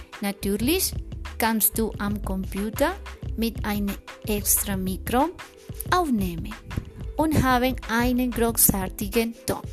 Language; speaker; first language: German; non-native, fluent; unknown